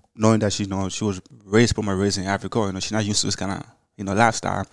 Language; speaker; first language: English; early bilingual, other home language; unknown